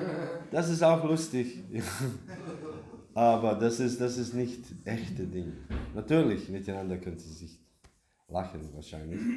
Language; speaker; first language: German; non-native, learner; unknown